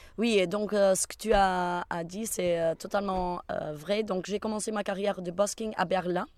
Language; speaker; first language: French; non-native, fluent; Portuguese